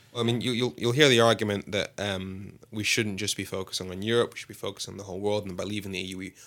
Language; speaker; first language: English; native; English